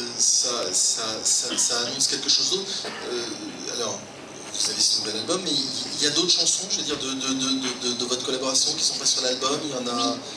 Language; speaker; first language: French; native; French